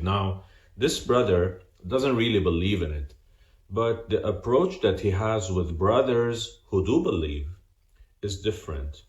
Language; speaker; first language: English; non-native, fluent; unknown